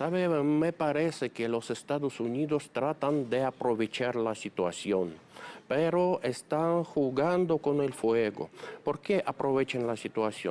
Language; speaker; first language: Spanish; non-native, fluent; Russian